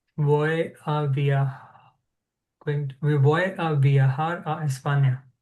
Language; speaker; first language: Spanish; non-native, learner; English